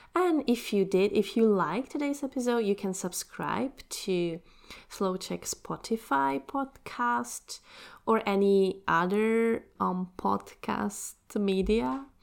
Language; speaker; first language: English; non-native, fluent; Czech